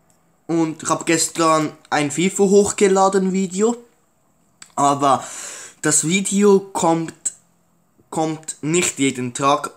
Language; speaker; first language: German; early bilingual, other home language; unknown